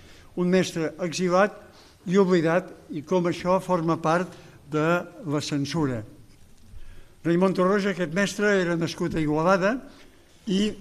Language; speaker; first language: Catalan; native; Catalan